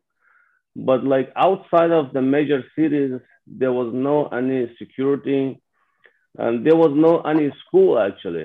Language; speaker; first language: English; non-native, fluent; Persian